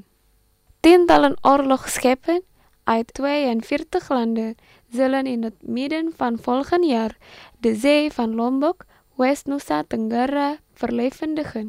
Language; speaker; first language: Dutch; non-native, fluent; Indonesian